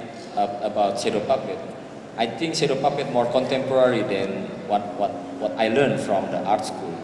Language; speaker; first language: English; non-native, learner; Indonesian